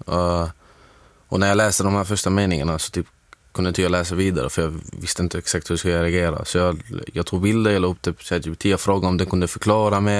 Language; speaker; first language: Swedish; non-native, fluent; Arabic